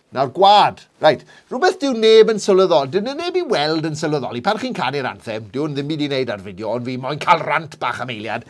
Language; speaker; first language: Welsh; native; Welsh